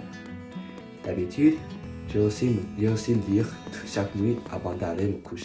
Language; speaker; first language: French; non-native, learner; English